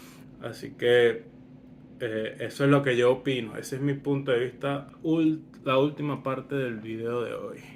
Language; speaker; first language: Spanish; early bilingual, other home language; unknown